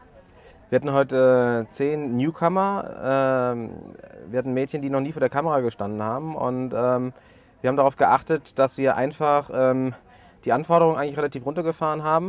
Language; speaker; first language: German; native; German